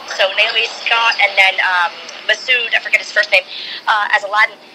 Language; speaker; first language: English; native; English